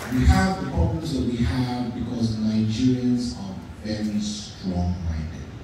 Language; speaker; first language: English; native; English